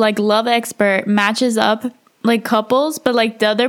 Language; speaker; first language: English; early bilingual, heritage; English